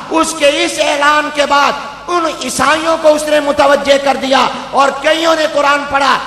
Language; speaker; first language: Urdu; non-native, local second language; Punjabi